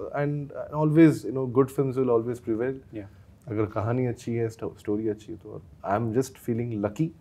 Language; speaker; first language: Hindi; native; Hindi